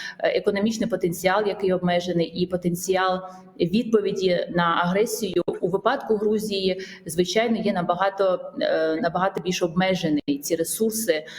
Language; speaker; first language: Ukrainian; non-native, fluent; Georgian